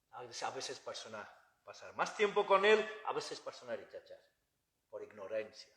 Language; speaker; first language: Spanish; non-native, learner; Bangla